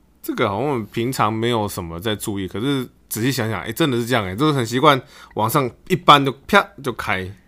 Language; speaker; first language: Chinese; native; Chinese